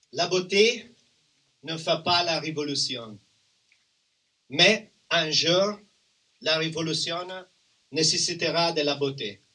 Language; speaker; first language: French; non-native, learner; Italian